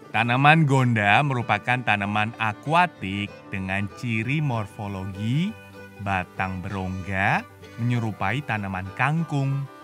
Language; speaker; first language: Indonesian; native; Indonesian